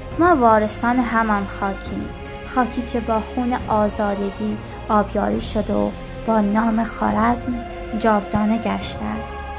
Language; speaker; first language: Persian; native; Persian